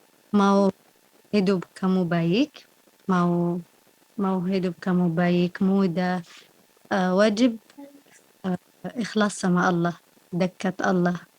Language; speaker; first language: Indonesian; non-native, learner; Arabic